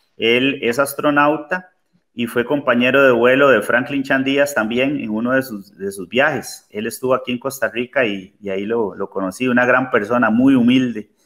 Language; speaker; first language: Spanish; native; Spanish